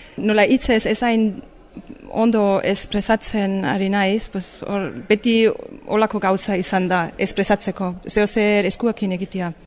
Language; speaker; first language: Basque; non-native, fluent; German